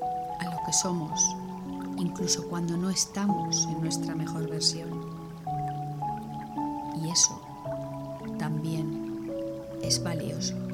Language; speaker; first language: Spanish; native; Spanish